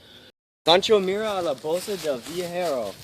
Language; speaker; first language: Spanish; non-native, learner; English